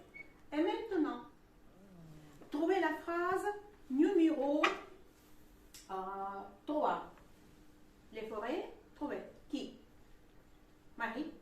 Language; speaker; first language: French; non-native, fluent; Russian